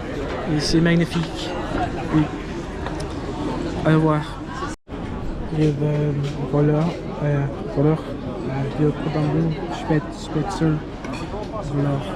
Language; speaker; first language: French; non-native, learner; English